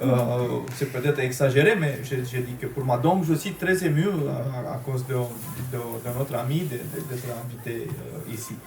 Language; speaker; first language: French; non-native, fluent; Romanian